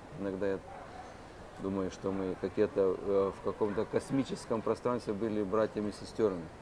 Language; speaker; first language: Russian; non-native, local second language; Lithuanian